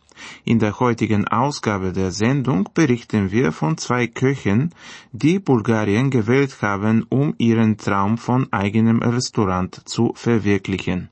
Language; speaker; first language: German; non-native, fluent; Bulgarian